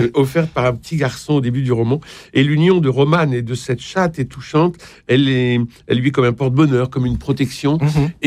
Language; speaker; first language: French; native; French